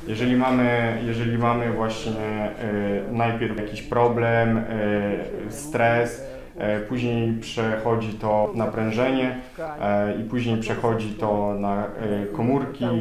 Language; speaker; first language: Polish; non-native, fluent; Russian